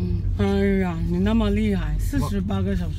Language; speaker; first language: Chinese; non-native, fluent; English